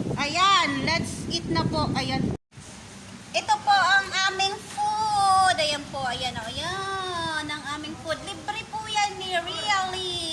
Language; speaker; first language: Filipino; non-native, local second language; Waray